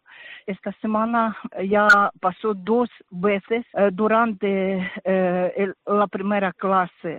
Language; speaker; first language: Spanish; non-native, fluent; Ukrainian